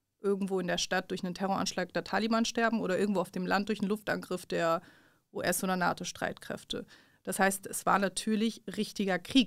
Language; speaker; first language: German; early bilingual, other home language; Persian